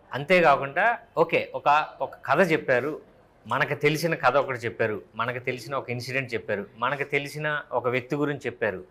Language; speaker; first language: Telugu; native; Telugu